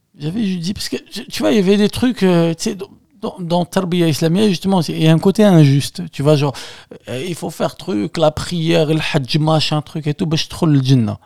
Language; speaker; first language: French; non-native, local second language; Arabic